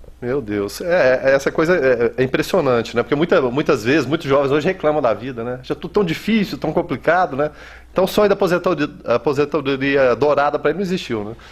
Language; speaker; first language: Portuguese; native; Portuguese